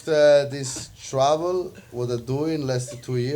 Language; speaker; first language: English; non-native, learner; Italian